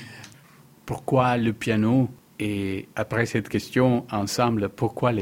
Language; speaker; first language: French; non-native, learner; Spanish